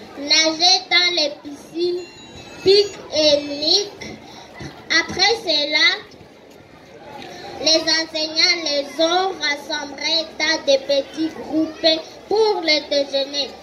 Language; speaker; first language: French; non-native, learner; Kinyarwanda